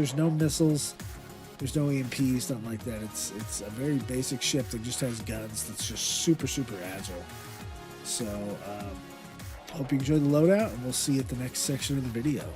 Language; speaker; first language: English; native; English